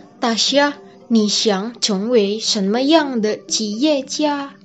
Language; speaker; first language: Chinese; non-native, learner; Indonesian